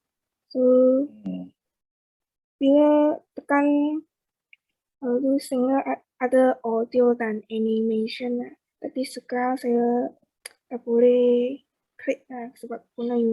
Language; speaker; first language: Malay; native; Malay